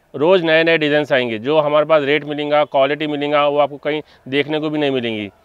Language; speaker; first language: Hindi; non-native, local second language; Telugu